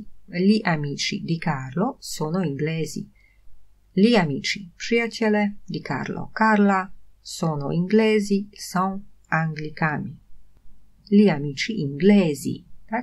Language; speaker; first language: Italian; non-native, fluent; Polish